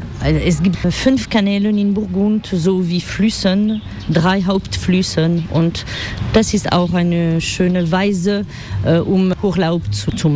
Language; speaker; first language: German; non-native, fluent; French